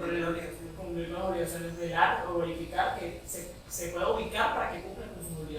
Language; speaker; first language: Spanish; native; Spanish